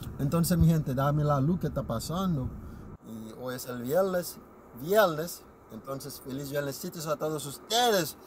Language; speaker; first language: Spanish; non-native, learner; Haitian Creole